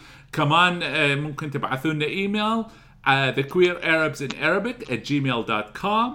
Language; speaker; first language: Arabic; native; Arabic